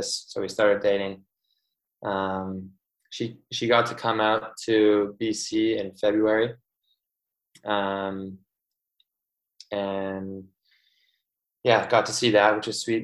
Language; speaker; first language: English; native; English